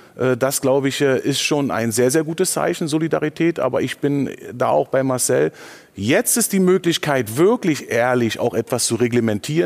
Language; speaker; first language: German; native; German